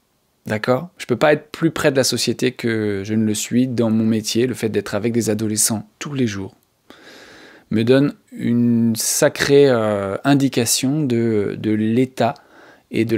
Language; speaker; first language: French; native; French